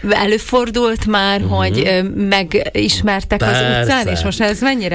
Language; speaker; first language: Hungarian; native; Hungarian